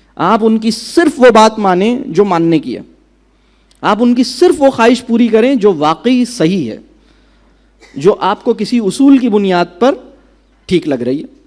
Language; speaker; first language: Urdu; native; Urdu